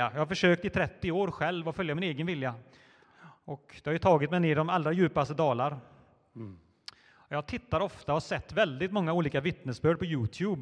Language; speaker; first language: Swedish; native; Swedish